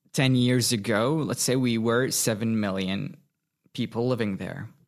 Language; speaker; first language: English; non-native, fluent; Arabic